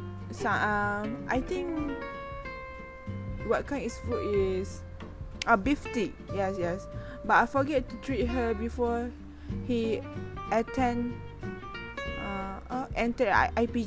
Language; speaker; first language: English; non-native, learner; Malay